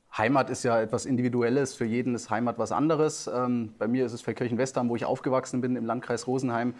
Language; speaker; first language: German; native; German